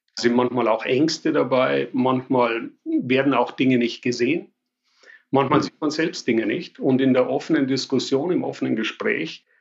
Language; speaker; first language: German; native; German